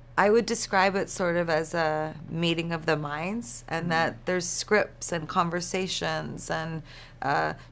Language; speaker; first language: English; native; English